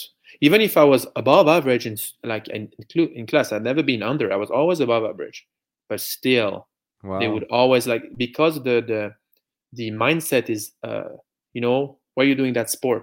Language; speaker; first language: English; non-native, fluent; French